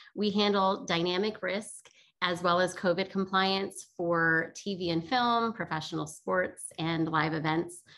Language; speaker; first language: English; native; English